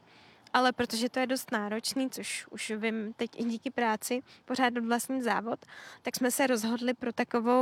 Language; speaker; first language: Czech; native; Czech